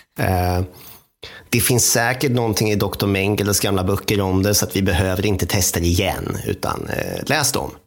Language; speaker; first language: Swedish; native; Swedish